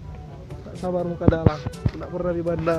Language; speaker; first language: Indonesian; non-native, local second language; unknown